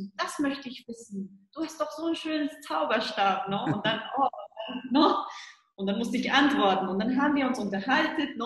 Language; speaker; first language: German; early bilingual, heritage; Spanish